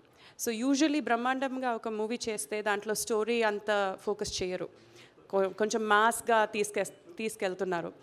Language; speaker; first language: Telugu; non-native, fluent; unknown